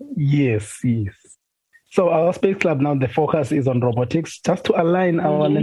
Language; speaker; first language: English; non-native, local second language; Xhosa